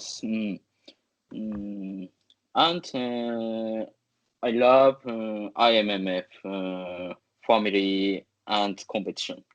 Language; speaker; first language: English; non-native, learner; Japanese